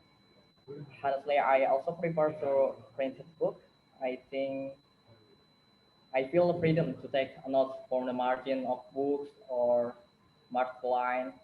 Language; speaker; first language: English; non-native, learner; Indonesian